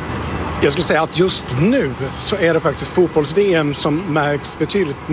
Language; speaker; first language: Swedish; native; Swedish